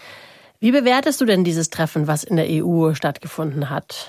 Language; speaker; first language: German; native; German